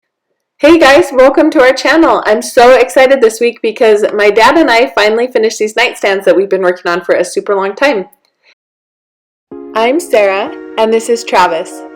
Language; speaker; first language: English; native; English